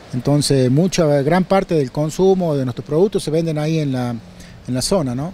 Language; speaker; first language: Spanish; native; Spanish